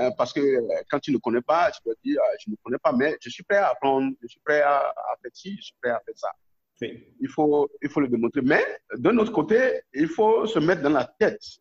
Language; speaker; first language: French; non-native, local second language; Yoruba